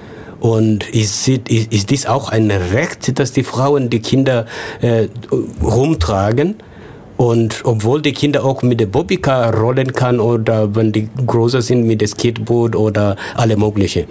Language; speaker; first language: German; non-native, fluent; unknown